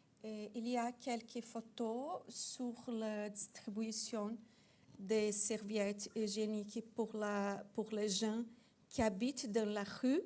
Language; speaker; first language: French; non-native, fluent; Portuguese